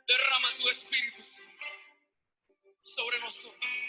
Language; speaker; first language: Spanish; native; Spanish